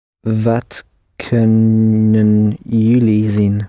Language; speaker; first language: Dutch; non-native, learner; English